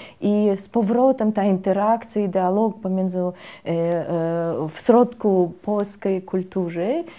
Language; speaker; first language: Polish; non-native, fluent; Russian